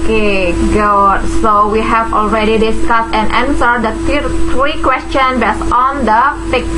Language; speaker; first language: English; non-native, fluent; Indonesian